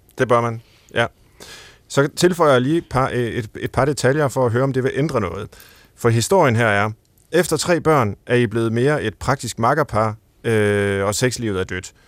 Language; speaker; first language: Danish; native; Danish